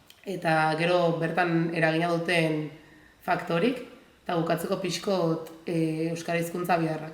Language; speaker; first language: Basque; native; Basque